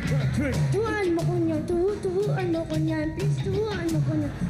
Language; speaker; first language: Filipino; early bilingual, heritage; Filipino